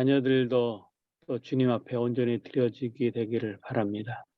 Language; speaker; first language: Korean; native; Korean